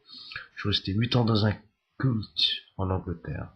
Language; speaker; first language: French; native; French